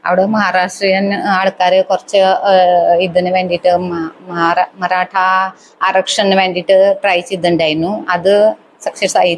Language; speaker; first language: Malayalam; non-native, fluent; Marathi